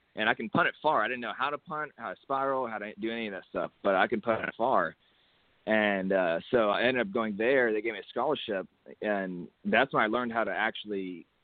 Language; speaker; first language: English; native; English